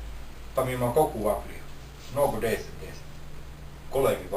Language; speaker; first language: Bulgarian; non-native, learner; Finnish